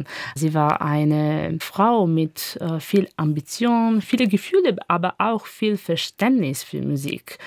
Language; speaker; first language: German; non-native, learner; Italian